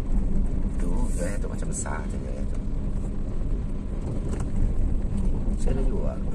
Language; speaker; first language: Indonesian; non-native, local second language; Malay